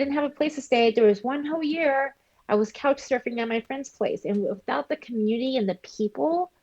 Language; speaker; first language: English; early bilingual, other home language; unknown